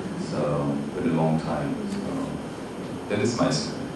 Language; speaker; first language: English; non-native, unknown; Korean